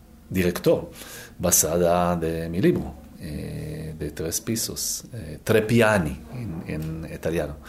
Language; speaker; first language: Spanish; non-native, learner; Hebrew